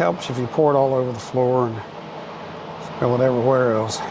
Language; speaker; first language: English; native; English